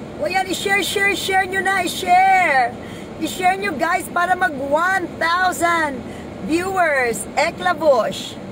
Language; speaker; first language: Filipino; non-native, local second language; Cebuano